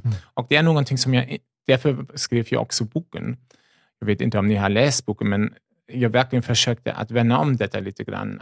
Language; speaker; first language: Swedish; non-native, fluent; German